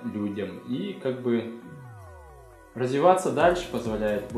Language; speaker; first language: Russian; native; Russian